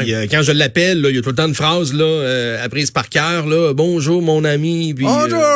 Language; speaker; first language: French; native; French